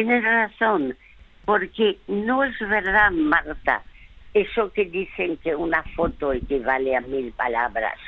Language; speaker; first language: Spanish; early bilingual, other home language; French